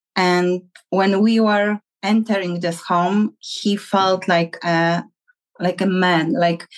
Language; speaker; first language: English; non-native, fluent; Polish